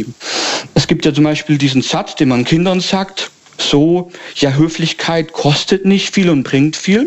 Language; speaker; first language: German; native; German